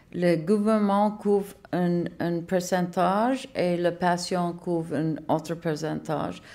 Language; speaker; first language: French; non-native, learner; English